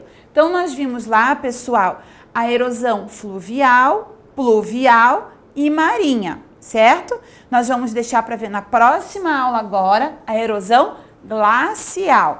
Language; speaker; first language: Portuguese; native; Portuguese